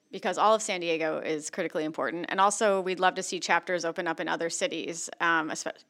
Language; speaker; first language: English; native; English